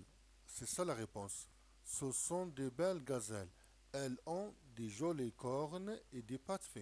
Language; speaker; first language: French; non-native, local second language; Arabic